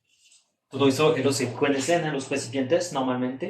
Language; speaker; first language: Spanish; non-native, fluent; French